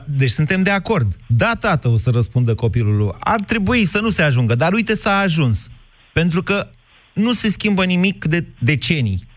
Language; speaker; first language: Romanian; native; Romanian